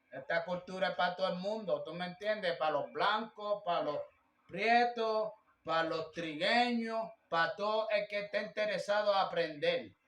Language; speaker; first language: Spanish; early bilingual, heritage; Spanish